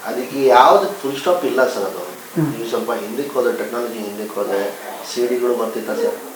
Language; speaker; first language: Kannada; non-native, local second language; Urdu